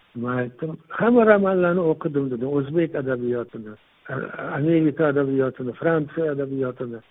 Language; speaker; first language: Uzbek; non-native, local second language; Tajik